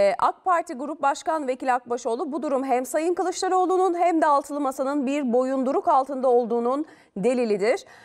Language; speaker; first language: Turkish; native; Turkish